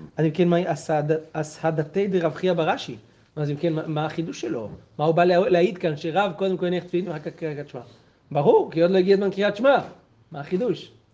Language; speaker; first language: Hebrew; native; Hebrew